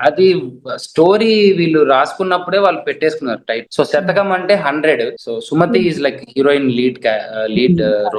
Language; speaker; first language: Telugu; native; Telugu